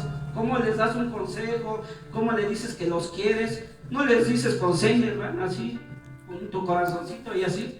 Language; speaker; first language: Spanish; native; Spanish